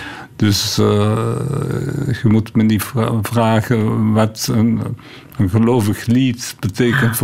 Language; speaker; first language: Dutch; non-native, local second language; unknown